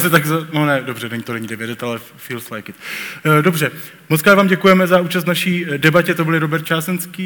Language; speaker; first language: Czech; native; Czech